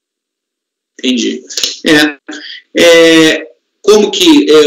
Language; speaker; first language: Portuguese; native; Portuguese